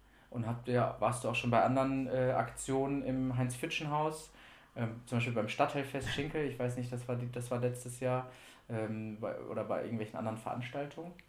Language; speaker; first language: German; native; German